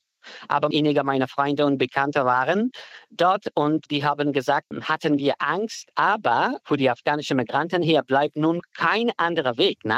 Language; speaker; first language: German; non-native, fluent; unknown